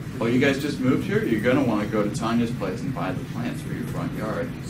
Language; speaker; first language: English; non-native, fluent; Danish